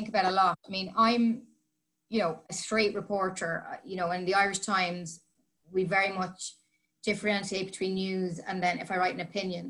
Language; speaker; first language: English; native; English